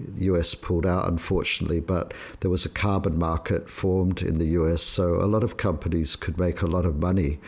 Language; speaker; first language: English; native; English